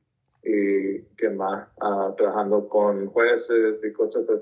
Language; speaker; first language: Spanish; early bilingual, heritage; Spanish